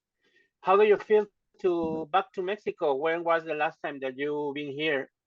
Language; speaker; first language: English; non-native, learner; Spanish